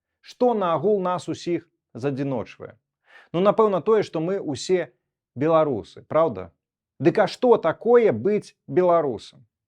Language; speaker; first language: Belarusian; native; Belarusian